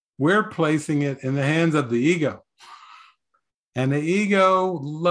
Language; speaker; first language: English; native; English